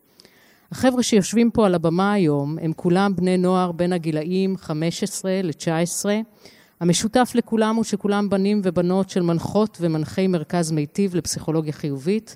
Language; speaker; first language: Hebrew; native; Hebrew